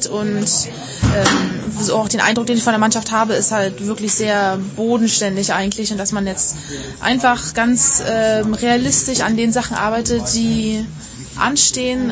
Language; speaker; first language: German; native; German